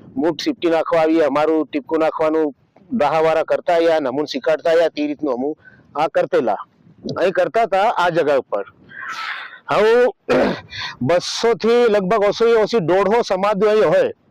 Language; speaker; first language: Gujarati; native; Gujarati